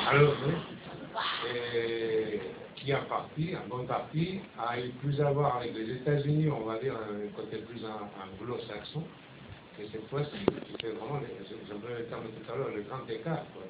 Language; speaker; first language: French; native; French